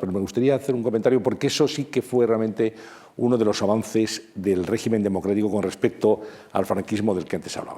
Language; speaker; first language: Spanish; native; Spanish